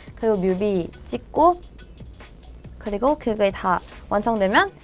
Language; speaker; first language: Korean; non-native, fluent; Thai